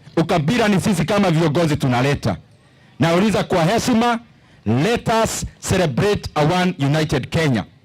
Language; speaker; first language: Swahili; non-native, local second language; Kikuyu